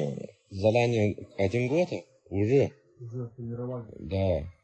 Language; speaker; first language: Russian; non-native, learner; Chinese